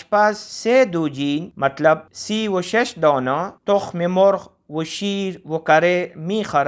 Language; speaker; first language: Persian; non-native, fluent; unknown